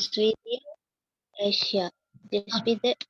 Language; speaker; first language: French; non-native, learner; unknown